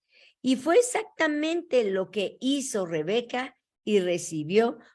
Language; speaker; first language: Spanish; native; Spanish